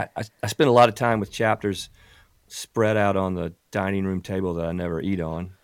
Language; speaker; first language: English; native; English